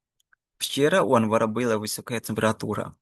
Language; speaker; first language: Russian; non-native, fluent; Indonesian